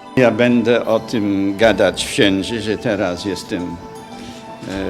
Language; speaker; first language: Polish; non-native, fluent; English